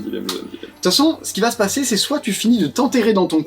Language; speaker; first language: French; native; French